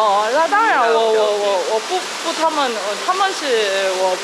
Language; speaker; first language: Chinese; non-native, learner; Korean